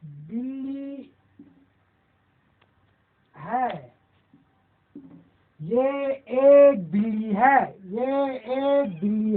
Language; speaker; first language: Hindi; non-native, local second language; Kashmiri